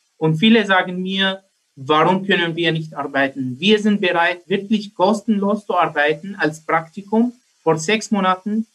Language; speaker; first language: German; non-native, learner; Arabic